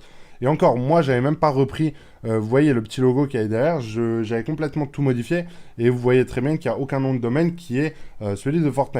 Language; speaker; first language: French; native; French